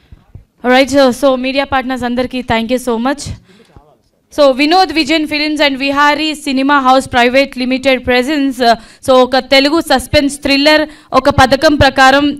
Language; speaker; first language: Telugu; native; Telugu